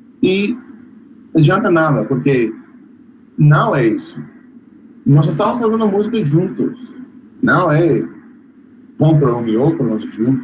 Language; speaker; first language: Portuguese; non-native, fluent; English